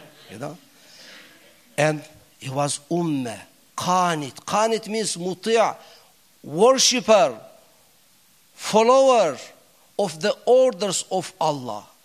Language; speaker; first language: English; non-native, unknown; Turkish